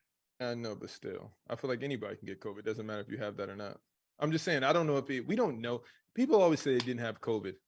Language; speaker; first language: English; native; English